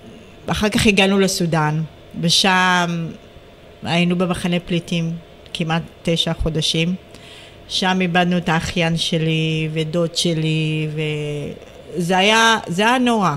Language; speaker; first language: Hebrew; early bilingual, other home language; Amharic